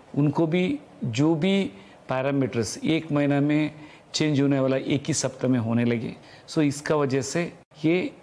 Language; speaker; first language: Hindi; non-native, local second language; Telugu